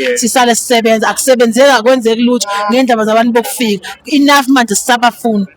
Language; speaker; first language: Zulu; native; Zulu